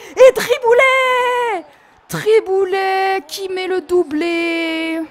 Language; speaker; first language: French; native; French